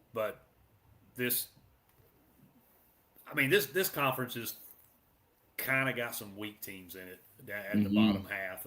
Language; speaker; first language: English; native; English